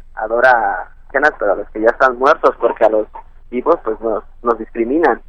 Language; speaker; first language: Spanish; non-native, local second language; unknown